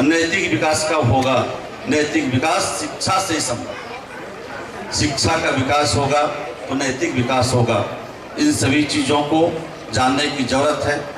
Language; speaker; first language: Hindi; native; Hindi